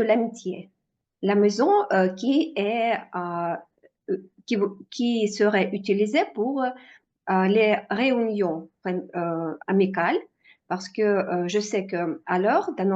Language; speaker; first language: French; non-native, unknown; Russian